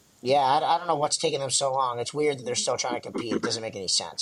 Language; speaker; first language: English; native; English